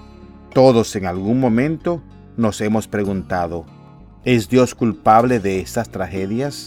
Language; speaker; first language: Spanish; native; Spanish